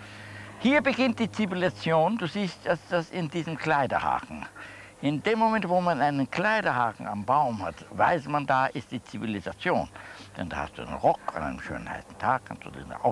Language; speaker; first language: German; native; German